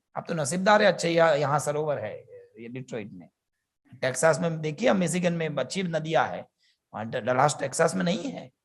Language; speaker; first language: Hindi; non-native, local second language; Gujarati